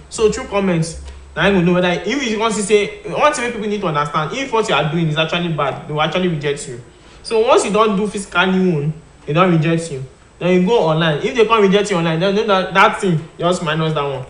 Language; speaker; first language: Nigerian Pidgin; non-native, local second language; Yoruba